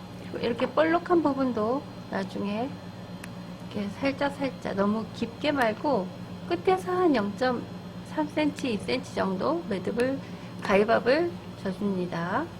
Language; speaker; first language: Korean; native; Korean